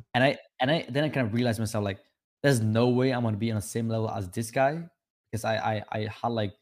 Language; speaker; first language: English; non-native, fluent; Vietnamese